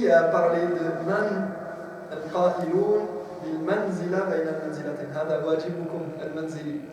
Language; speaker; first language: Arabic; non-native, fluent; French